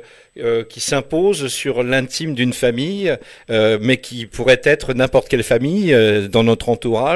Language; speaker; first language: French; native; French